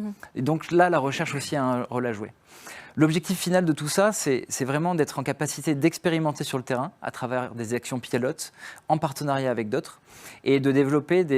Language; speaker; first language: French; native; French